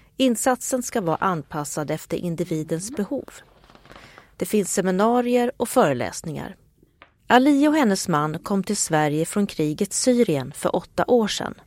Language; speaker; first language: Swedish; native; Swedish